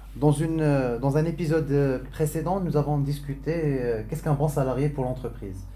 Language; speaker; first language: French; non-native, local second language; Arabic